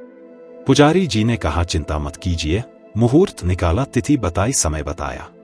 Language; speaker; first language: Hindi; native; Hindi